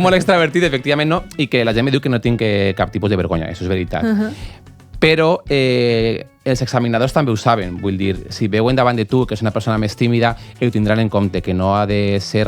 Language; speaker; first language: Catalan; native; Catalan